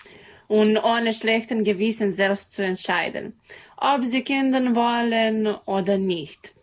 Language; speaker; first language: German; non-native, learner; Serbian